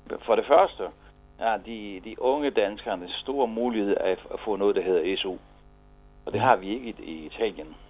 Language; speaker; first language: Danish; non-native, fluent; Italian